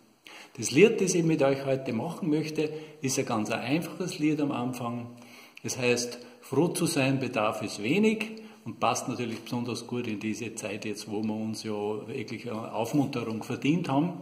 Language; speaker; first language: German; native; German